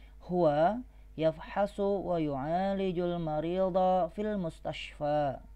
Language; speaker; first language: Arabic; non-native, fluent; Indonesian